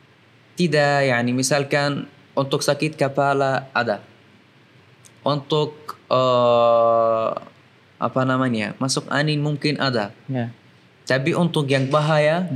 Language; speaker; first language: Indonesian; non-native, fluent; Arabic